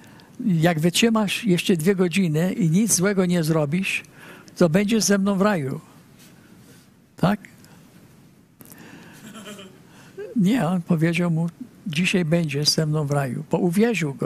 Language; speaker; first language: Polish; early bilingual, heritage; Polish